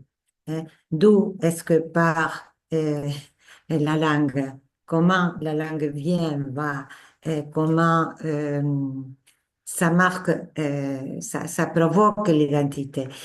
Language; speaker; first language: French; non-native, fluent; Spanish